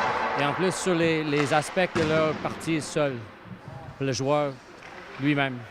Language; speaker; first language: French; non-native, fluent; English